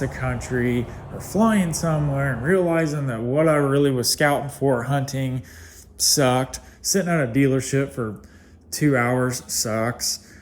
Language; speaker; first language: English; native; English